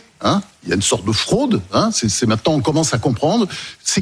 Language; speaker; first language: French; native; French